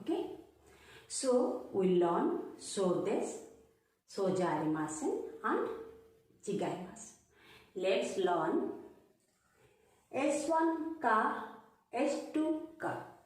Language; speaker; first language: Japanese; non-native, fluent; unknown